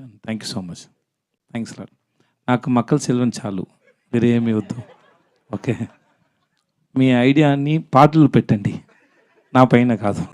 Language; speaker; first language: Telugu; non-native, learner; Tamil